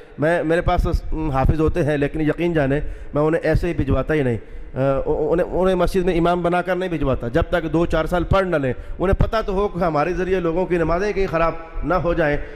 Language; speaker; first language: Urdu; non-native, local second language; Punjabi